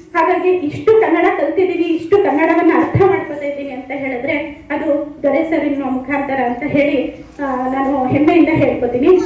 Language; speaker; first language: Kannada; non-native, local second language; Urdu